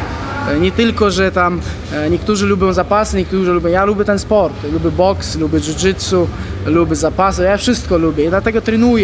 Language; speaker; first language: Polish; non-native, fluent; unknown